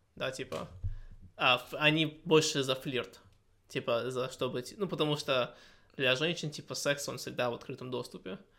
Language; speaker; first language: Russian; early bilingual, heritage; Russian